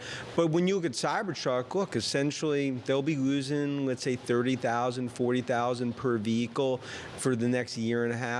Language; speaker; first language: English; native; English